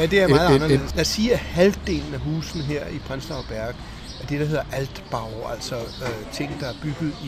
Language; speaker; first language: Danish; native; Danish